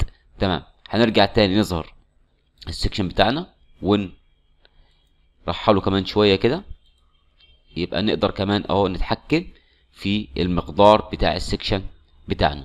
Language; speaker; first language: Arabic; native; Arabic